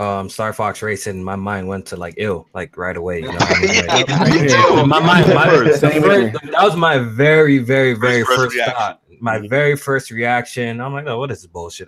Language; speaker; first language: English; native; English